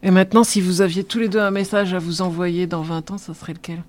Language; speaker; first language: French; native; French